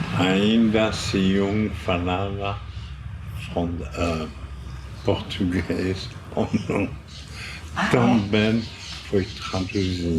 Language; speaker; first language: Portuguese; non-native, fluent; French